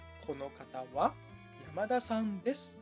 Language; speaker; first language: Japanese; non-native, fluent; Chinese